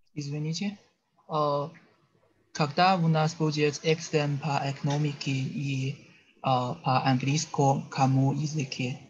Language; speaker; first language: Russian; non-native, learner; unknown